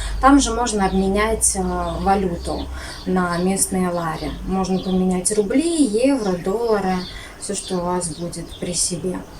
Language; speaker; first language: Russian; native; Russian